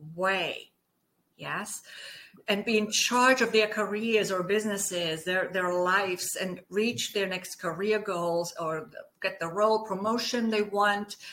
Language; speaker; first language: English; non-native, fluent; German